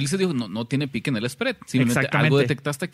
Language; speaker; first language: Spanish; native; Spanish